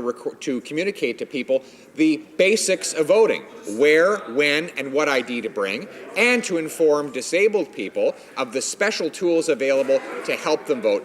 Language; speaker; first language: English; native; English